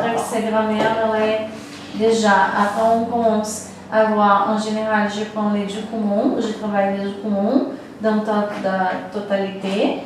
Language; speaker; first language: French; non-native, fluent; Portuguese